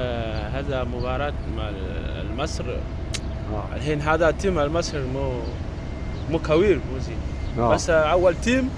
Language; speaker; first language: Arabic; non-native, learner; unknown